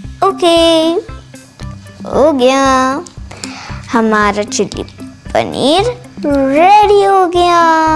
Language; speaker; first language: Hindi; native; Hindi